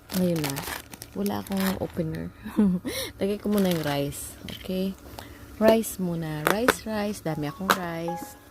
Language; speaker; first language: Filipino; non-native, local second language; Hiligaynon